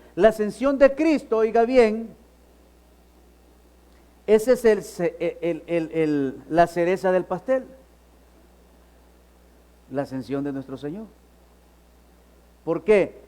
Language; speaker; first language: Spanish; native; Spanish